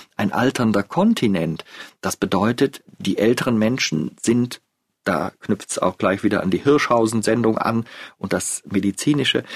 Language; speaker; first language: German; native; German